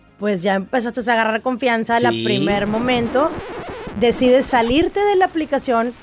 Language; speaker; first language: Spanish; native; Spanish